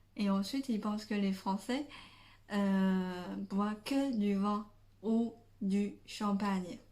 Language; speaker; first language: French; non-native, fluent; Chinese